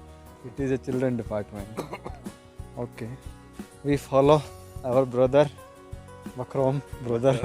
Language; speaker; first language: English; non-native, local second language; Hindi